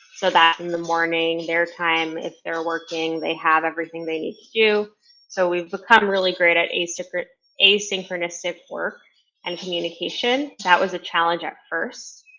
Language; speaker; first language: English; native; English